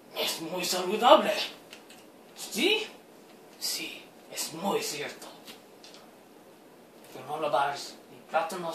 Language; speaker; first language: Spanish; non-native, learner; English